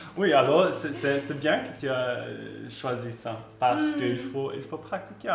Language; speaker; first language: French; non-native, fluent; Norwegian